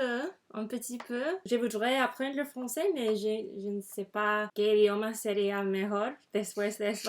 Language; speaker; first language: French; non-native, learner; English